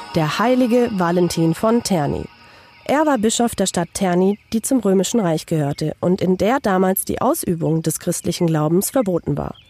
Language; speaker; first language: German; non-native, fluent; Hungarian